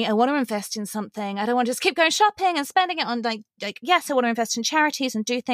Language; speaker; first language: English; native; English